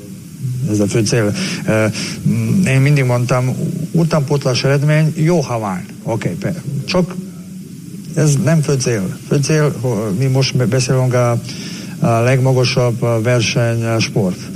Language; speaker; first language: Hungarian; non-native, learner; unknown